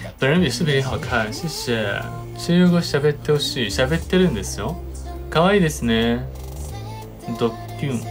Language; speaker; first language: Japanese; non-native, fluent; Chinese